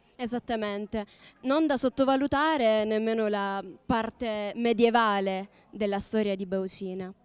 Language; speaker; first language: Italian; native; Italian